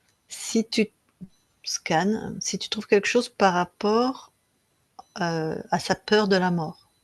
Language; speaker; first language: French; native; French